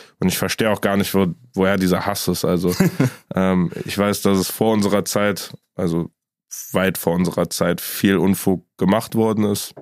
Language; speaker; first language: German; native; German